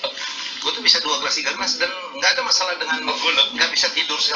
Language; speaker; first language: Indonesian; native; Indonesian